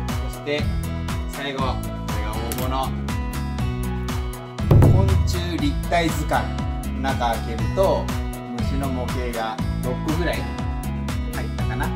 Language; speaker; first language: Japanese; native; Japanese